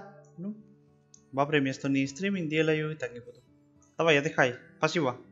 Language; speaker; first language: Russian; non-native, learner; Spanish